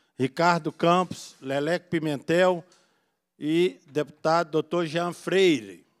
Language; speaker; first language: Portuguese; native; Portuguese